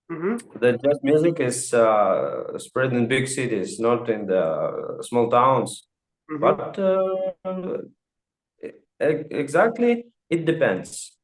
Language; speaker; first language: English; non-native, fluent; Russian